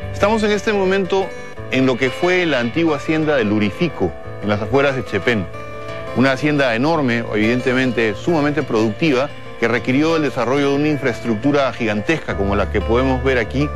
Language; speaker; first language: Spanish; native; Spanish